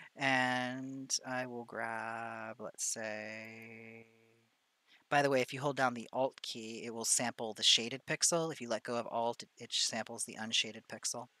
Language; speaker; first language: English; native; English